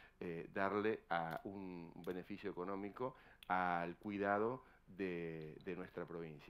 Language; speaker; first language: Spanish; native; Spanish